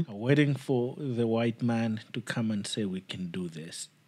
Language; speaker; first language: English; non-native, local second language; Nyanja